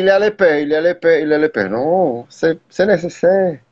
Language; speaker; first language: French; non-native, learner; Portuguese